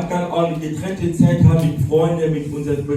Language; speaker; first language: German; non-native, learner; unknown